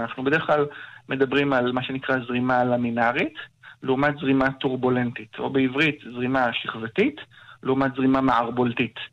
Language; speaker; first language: Hebrew; native; Hebrew